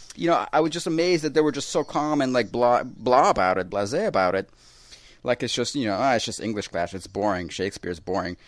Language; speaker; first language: English; early bilingual, other home language; Russian